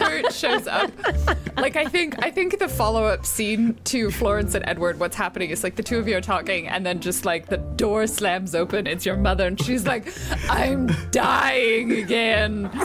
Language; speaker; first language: English; native; English